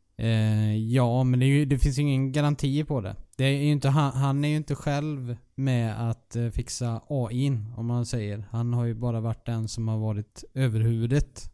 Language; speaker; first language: Swedish; native; Swedish